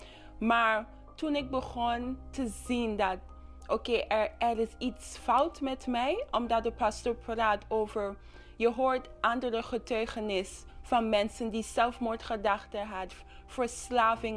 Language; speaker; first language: Dutch; non-native, local second language; English